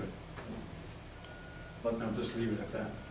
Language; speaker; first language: English; native; English